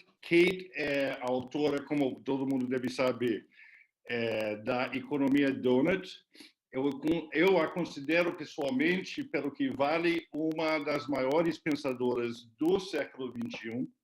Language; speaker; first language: Portuguese; non-native, fluent; English